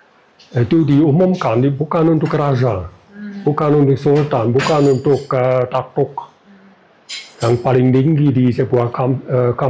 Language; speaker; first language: Indonesian; non-native, learner; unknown